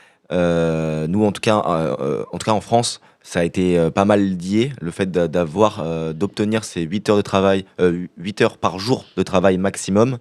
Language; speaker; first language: French; native; French